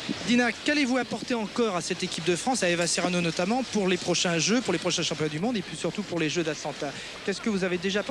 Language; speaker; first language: French; native; French